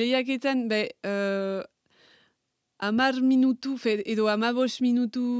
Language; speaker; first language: Basque; non-native, local second language; French